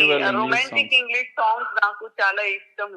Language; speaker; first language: Telugu; non-native, learner; Gujarati